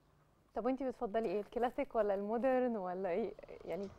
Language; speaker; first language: Arabic; native; Arabic